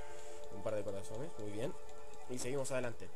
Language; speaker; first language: Spanish; native; Spanish